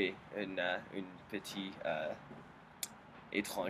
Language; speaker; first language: French; non-native, learner; English